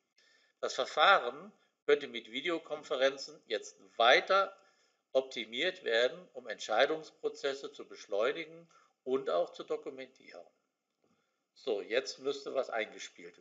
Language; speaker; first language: German; native; German